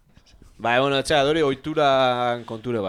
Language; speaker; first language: Basque; native; Basque